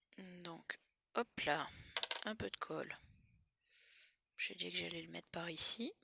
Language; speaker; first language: French; native; French